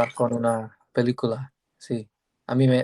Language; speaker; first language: Spanish; non-native, learner; English